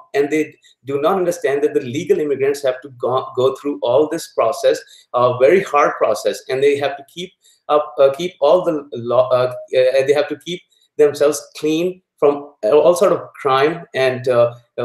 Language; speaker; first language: English; non-native, local second language; Punjabi